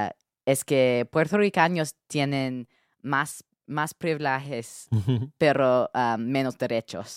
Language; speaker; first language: Spanish; non-native, learner; English